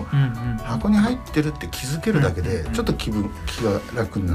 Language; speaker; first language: Japanese; native; Japanese